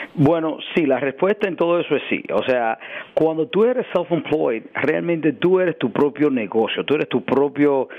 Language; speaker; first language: Spanish; early bilingual, heritage; Spanish